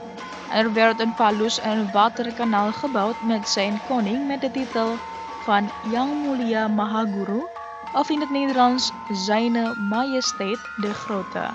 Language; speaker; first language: Dutch; non-native, fluent; Indonesian